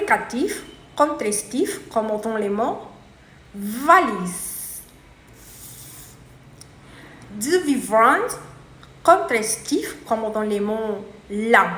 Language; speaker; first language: French; non-native, learner; Spanish